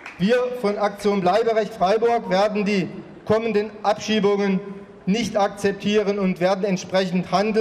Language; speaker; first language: German; native; German